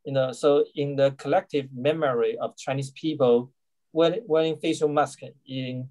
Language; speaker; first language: English; non-native, learner; Chinese